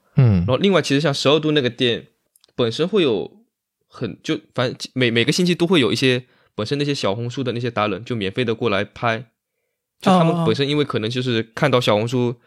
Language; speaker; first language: Chinese; native; Chinese